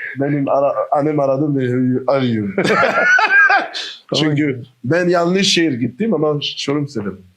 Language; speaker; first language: Turkish; non-native, learner; French